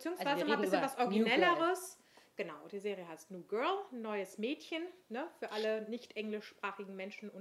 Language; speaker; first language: German; native; German